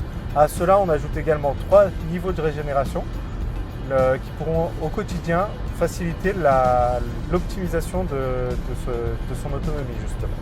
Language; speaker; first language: French; native; French